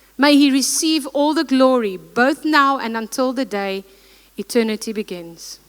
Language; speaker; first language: English; non-native, local second language; Afrikaans